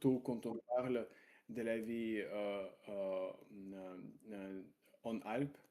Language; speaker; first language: French; non-native, learner; Russian